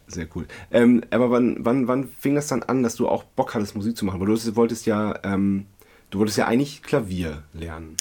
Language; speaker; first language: German; native; German